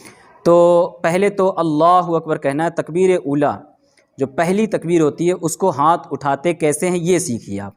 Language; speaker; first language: Urdu; native; Urdu